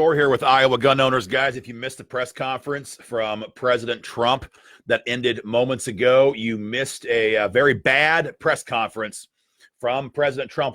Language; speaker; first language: English; native; English